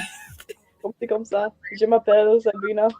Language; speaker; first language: French; non-native, learner; English